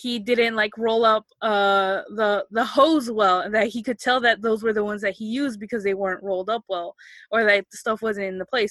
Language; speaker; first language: English; native; English